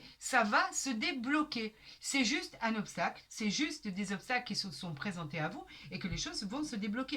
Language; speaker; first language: French; native; French